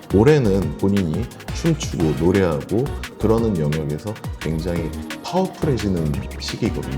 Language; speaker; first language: Korean; native; Korean